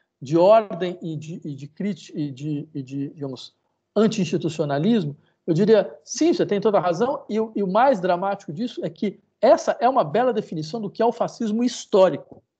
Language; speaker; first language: Portuguese; native; Portuguese